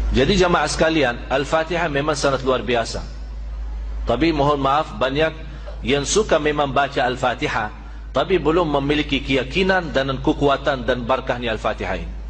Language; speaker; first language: Malay; non-native, fluent; Arabic